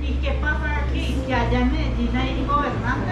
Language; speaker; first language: Spanish; native; Spanish